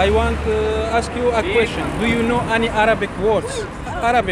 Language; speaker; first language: English; non-native, learner; Arabic